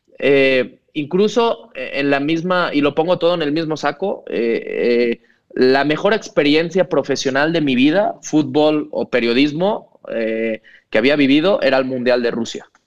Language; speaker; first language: Spanish; non-native, local second language; Catalan